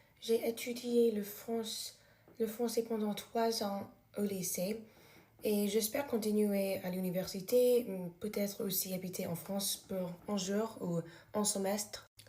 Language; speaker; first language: French; non-native, learner; English